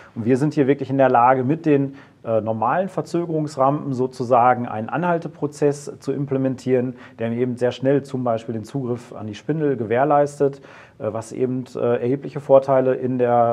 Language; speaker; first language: German; native; German